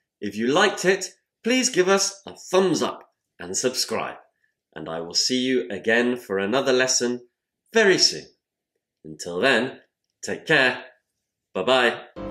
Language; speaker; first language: English; native; English